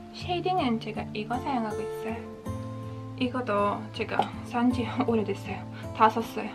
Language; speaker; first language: Korean; non-native, fluent; Latvian